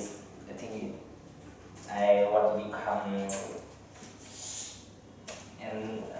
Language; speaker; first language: English; non-native, learner; Vietnamese